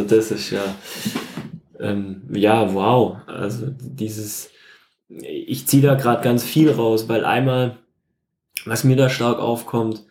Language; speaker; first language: German; native; German